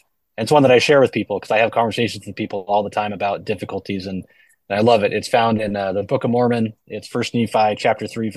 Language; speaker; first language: English; native; English